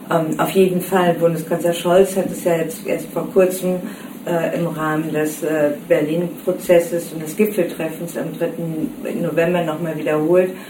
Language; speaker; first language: German; native; German